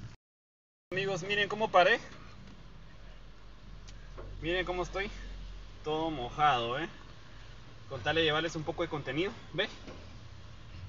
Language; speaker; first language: Spanish; native; Spanish